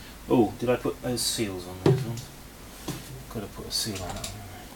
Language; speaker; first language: English; native; English